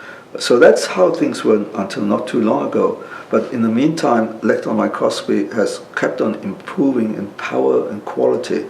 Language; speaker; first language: English; non-native, local second language; German